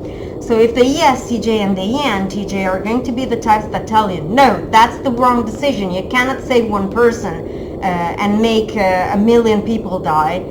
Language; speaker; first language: English; non-native, fluent; Italian